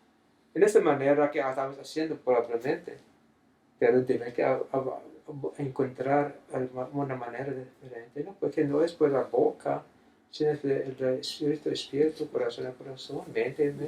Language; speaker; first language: Spanish; non-native, fluent; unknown